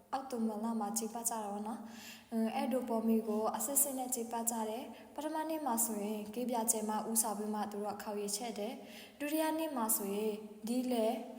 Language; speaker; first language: Burmese; non-native, local second language; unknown